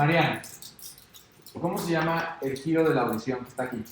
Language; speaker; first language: Spanish; native; Spanish